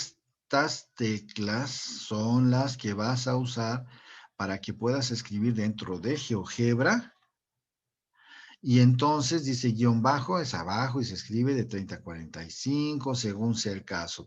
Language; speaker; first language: Spanish; native; Spanish